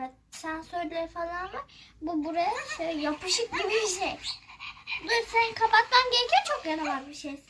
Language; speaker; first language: Turkish; native; Turkish